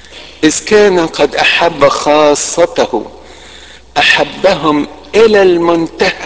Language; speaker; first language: Arabic; native; Arabic